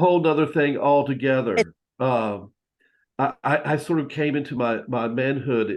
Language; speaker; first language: English; native; English